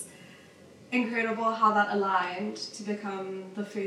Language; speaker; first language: English; native; English